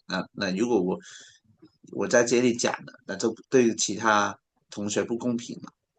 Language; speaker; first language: Chinese; non-native, local second language; Cantonese